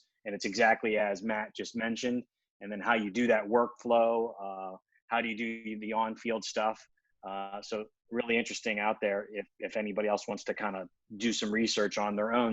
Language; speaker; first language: English; native; English